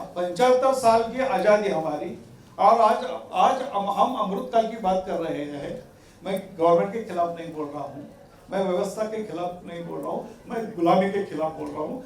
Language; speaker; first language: Hindi; non-native, local second language; Marathi